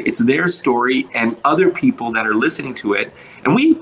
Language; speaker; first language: English; early bilingual, other home language; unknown